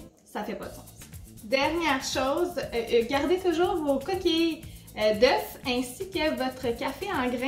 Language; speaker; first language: French; native; French